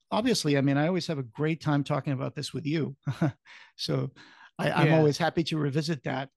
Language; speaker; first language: English; non-native, fluent; Portuguese